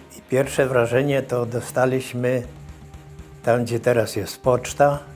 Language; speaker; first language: Polish; early bilingual, heritage; Polish